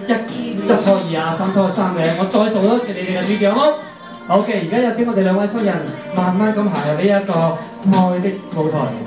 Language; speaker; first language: Cantonese; native; Cantonese